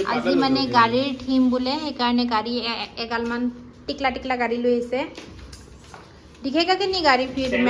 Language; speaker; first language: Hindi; non-native, local second language; Assamese